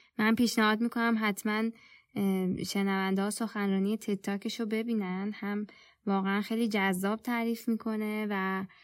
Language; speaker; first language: Persian; native; Persian